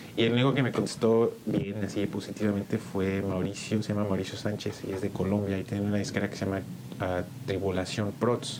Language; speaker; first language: Spanish; early bilingual, heritage; Spanish